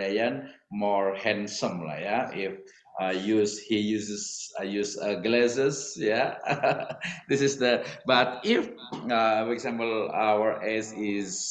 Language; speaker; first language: English; non-native, learner; Indonesian